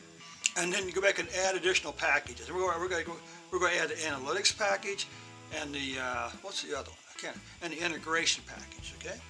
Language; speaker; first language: English; native; English